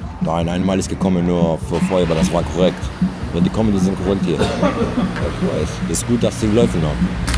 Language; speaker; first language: German; non-native, learner; Greek